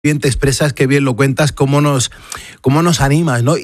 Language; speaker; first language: Spanish; native; Spanish